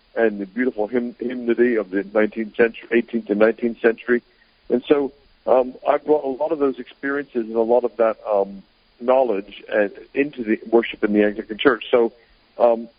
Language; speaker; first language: English; native; English